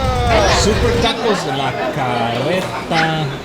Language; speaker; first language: Spanish; non-native, learner; English